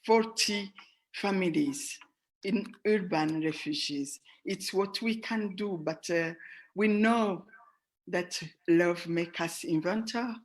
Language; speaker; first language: English; non-native, fluent; Rundi